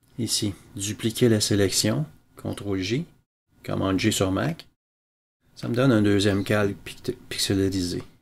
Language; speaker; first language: French; native; French